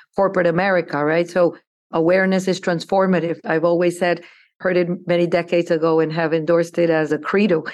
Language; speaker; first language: English; non-native, fluent; Spanish